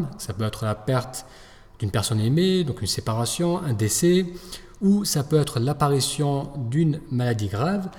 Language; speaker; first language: French; native; French